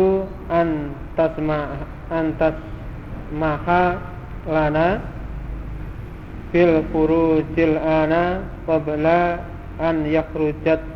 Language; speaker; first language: Arabic; non-native, learner; Indonesian